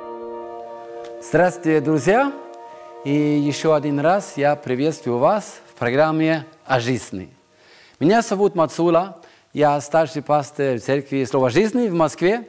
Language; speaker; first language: Russian; non-native, fluent; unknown